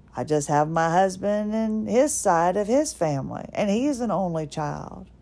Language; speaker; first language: English; early bilingual, other home language; Swedish